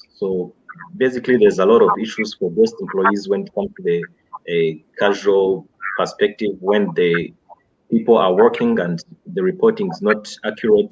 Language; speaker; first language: English; non-native, local second language; Kinyarwanda